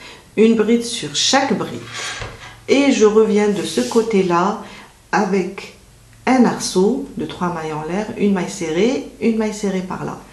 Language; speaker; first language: French; native; French